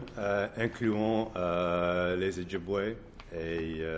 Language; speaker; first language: French; non-native, fluent; English